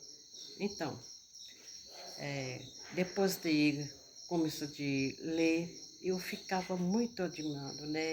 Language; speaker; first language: Portuguese; non-native, local second language; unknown